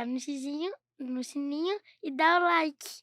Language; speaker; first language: Portuguese; native; Portuguese